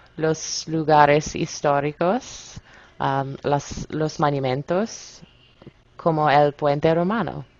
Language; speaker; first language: Spanish; non-native, learner; English